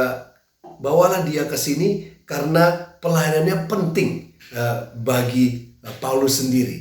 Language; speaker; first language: Indonesian; native; Indonesian